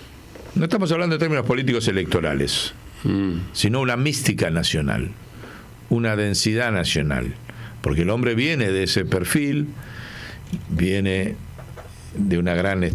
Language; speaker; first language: Spanish; native; Spanish